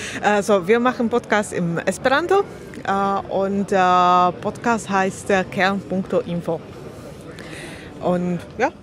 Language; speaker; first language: German; non-native, learner; Slovak